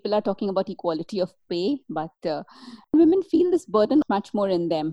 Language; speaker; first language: English; non-native, local second language; Hindi